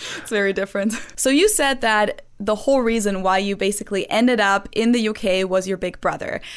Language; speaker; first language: English; non-native, fluent; German